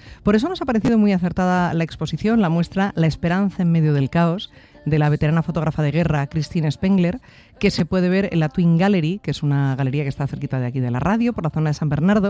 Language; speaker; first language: Spanish; native; Spanish